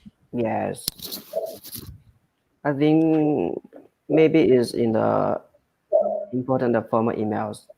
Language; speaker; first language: English; non-native, learner; Chinese